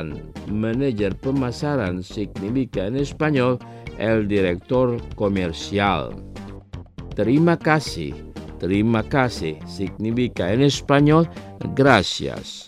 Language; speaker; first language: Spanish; non-native, fluent; Indonesian